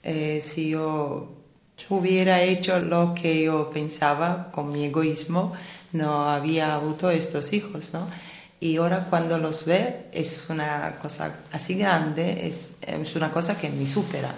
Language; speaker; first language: Spanish; non-native, fluent; Italian